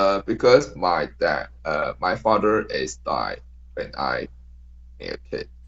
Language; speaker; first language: English; non-native, learner; Chinese